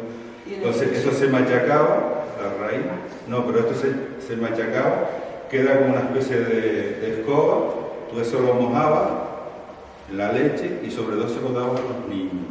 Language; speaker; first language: Spanish; native; Spanish